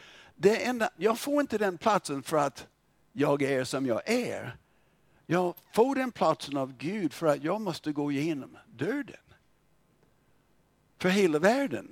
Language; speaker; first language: Swedish; non-native, fluent; English